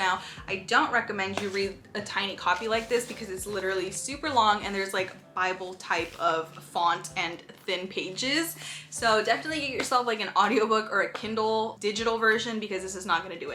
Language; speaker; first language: English; native; English